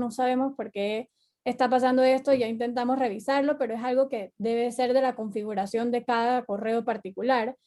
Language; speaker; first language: Spanish; native; Spanish